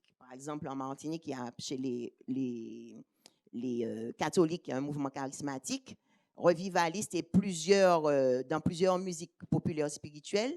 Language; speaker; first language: French; native; French